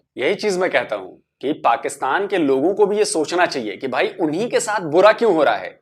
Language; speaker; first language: Hindi; native; Hindi